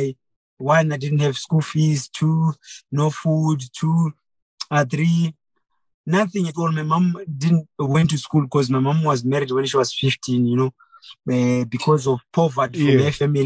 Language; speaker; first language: English; non-native, local second language; Shona